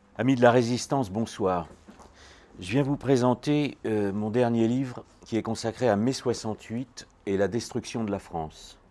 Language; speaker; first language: French; native; French